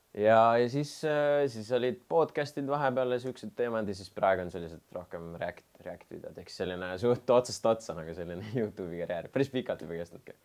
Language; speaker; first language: Estonian; non-native, local second language; Russian